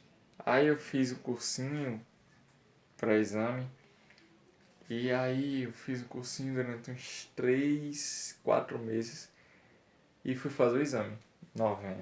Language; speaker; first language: Portuguese; native; Portuguese